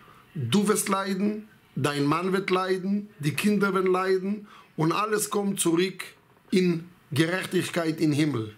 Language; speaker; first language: German; non-native, fluent; Hebrew